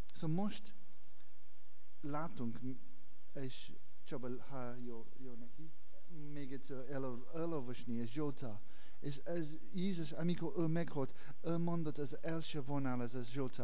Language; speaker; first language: Hungarian; non-native, learner; English